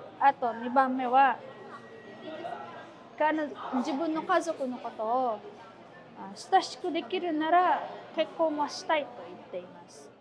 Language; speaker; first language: Japanese; non-native, fluent; Filipino